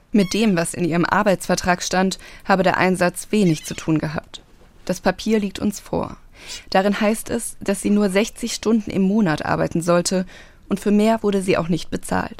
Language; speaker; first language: German; native; German